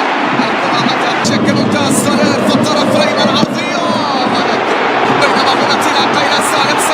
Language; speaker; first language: Arabic; native; Arabic